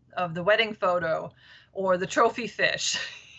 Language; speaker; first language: English; non-native, fluent; German